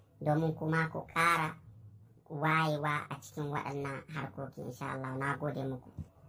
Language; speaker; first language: Hausa; non-native, local second language; Fula